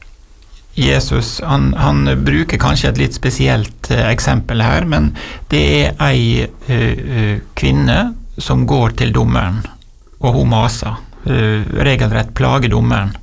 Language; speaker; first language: Norwegian; native; Norwegian